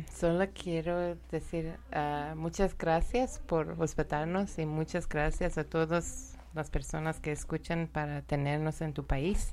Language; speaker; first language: Spanish; non-native, learner; Persian